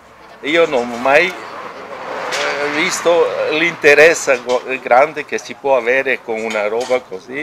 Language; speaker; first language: Italian; non-native, local second language; German